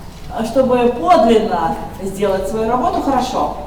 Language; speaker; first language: Russian; native; Russian